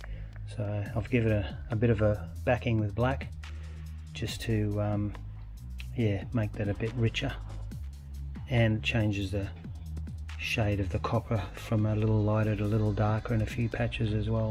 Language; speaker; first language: English; native; English